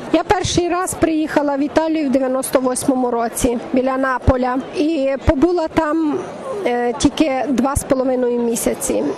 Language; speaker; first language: Ukrainian; native; Ukrainian